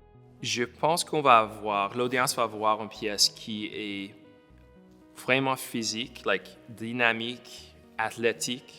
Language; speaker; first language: French; non-native, local second language; English